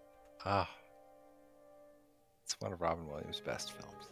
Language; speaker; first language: English; native; English